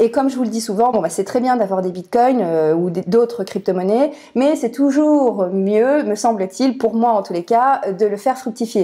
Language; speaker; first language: French; native; French